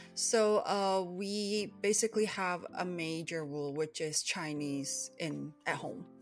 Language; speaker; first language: English; early bilingual, other home language; Cantonese